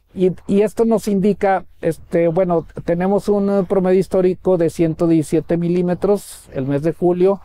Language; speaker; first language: Spanish; native; Spanish